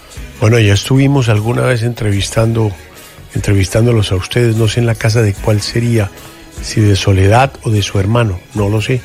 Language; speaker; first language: Spanish; native; Spanish